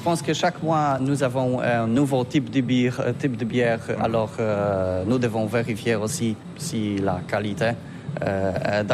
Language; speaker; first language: French; non-native, learner; Polish